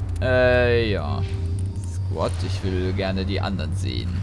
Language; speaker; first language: German; native; German